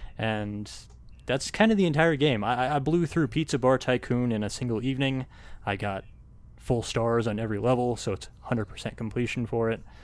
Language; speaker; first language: English; native; English